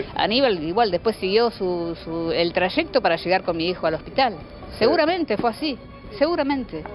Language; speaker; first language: Spanish; native; Spanish